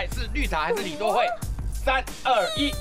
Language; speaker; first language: Chinese; native; Chinese